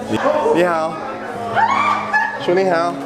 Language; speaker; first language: Chinese; non-native, learner; English